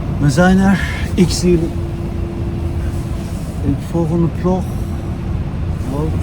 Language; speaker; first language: Dutch; non-native, fluent; Turkish